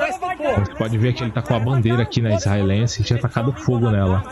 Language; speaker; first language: Portuguese; native; Portuguese